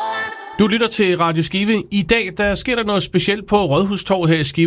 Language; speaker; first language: Danish; native; Danish